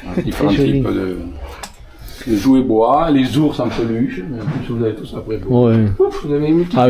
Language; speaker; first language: French; native; French